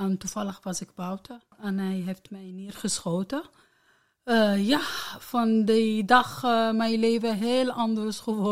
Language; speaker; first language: Dutch; non-native, learner; Arabic